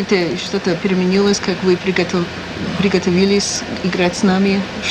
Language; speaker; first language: Russian; non-native, fluent; English